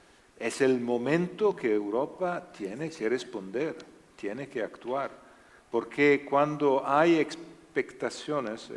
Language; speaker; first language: Spanish; non-native, learner; Italian